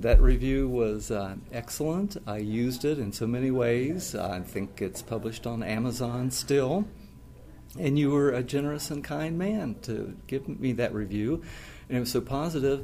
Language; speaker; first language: English; native; English